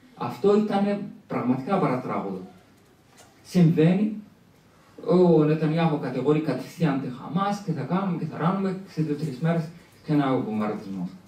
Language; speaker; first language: Greek; early bilingual, other home language; Arabic